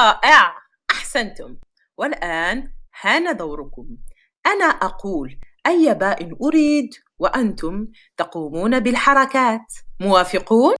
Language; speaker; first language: Arabic; non-native, fluent; French